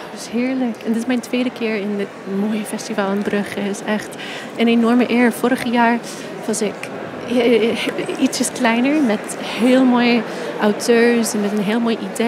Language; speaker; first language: Dutch; non-native, fluent; English